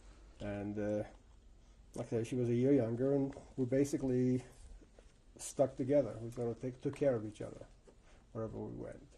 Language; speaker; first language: English; early bilingual, other home language; Yiddish